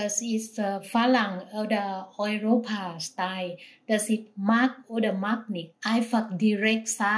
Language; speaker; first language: German; non-native, learner; Thai